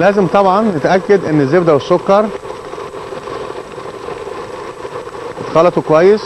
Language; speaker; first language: Arabic; native; Arabic